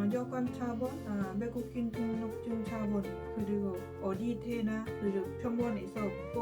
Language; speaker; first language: Korean; non-native, learner; Lao